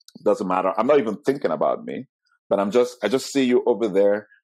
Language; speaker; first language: English; non-native, fluent; Italian